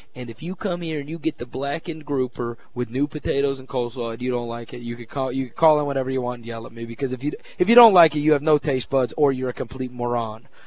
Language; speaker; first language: English; native; English